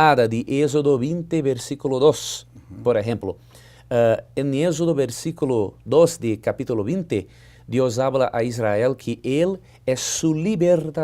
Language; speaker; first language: Spanish; non-native, fluent; Portuguese